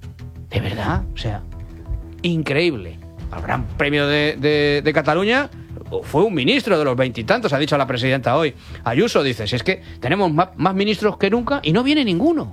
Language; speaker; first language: Spanish; native; Spanish